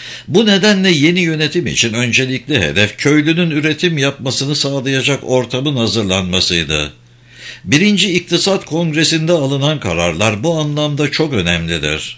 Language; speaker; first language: Turkish; native; Turkish